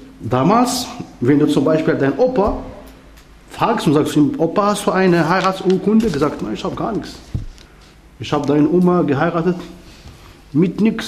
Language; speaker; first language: German; non-native, learner; Arabic